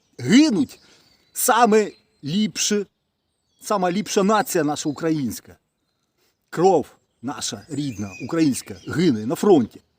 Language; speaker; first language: Ukrainian; non-native, local second language; Russian